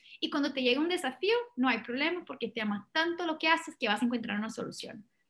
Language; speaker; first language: Spanish; non-native, fluent; Portuguese